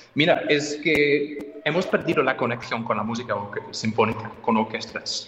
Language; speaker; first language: Spanish; non-native, fluent; English